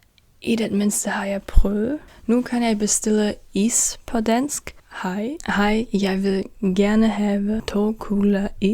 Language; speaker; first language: Danish; non-native, learner; German